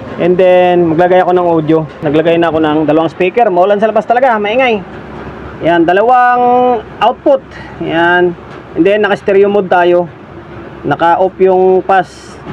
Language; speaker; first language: Filipino; native; Filipino